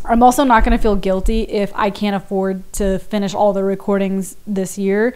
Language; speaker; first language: English; native; English